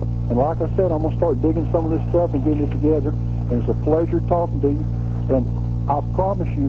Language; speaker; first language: English; native; English